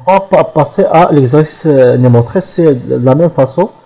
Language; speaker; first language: French; non-native, local second language; Arabic